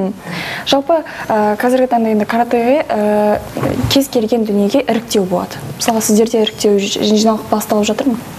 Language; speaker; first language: Kazakh; native; Kazakh